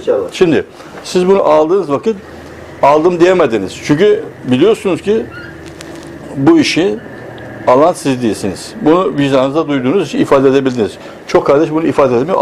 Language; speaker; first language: Turkish; native; Turkish